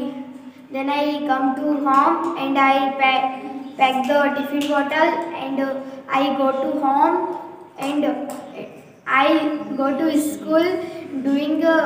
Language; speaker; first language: English; non-native, learner; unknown